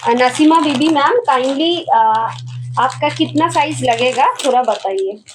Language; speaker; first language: Hindi; non-native, local second language; Bangla